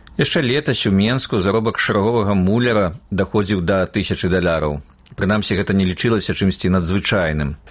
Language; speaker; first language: Belarusian; native; Belarusian